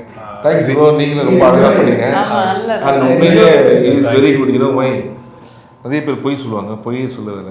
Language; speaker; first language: Tamil; native; Tamil